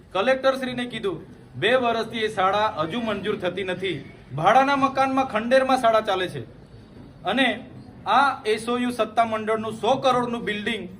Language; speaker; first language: Gujarati; non-native, local second language; Vasavi